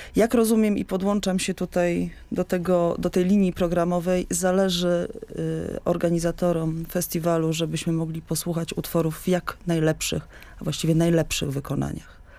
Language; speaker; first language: Polish; native; Polish